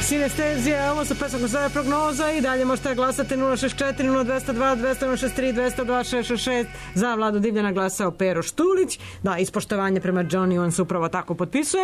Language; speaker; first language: Serbian; native; Serbian